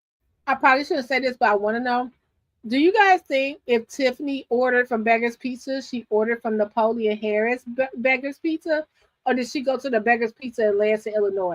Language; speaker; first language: English; native; English